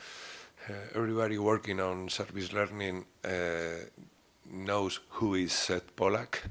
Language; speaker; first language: English; non-native, fluent; Spanish